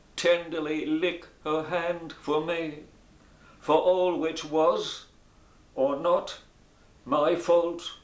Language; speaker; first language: English; native; English